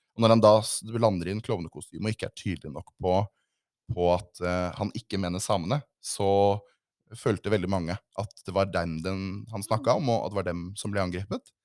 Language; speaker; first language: Norwegian; native; Norwegian